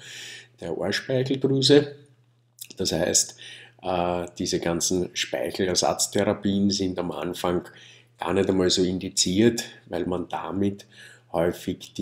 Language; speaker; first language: German; native; German